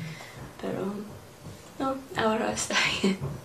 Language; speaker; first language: Spanish; non-native, learner; English